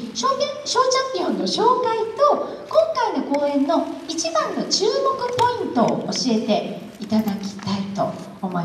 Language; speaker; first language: Japanese; native; Japanese